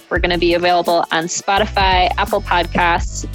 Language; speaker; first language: English; native; English